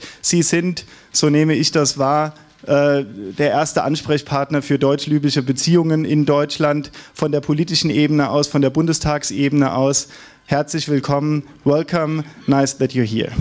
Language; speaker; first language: German; native; German